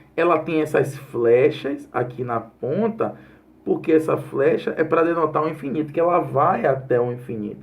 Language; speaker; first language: Portuguese; native; Portuguese